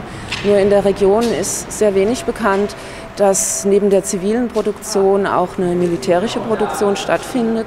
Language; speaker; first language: German; native; German